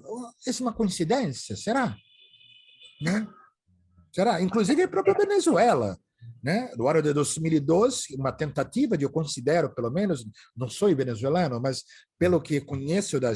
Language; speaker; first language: Portuguese; native; Portuguese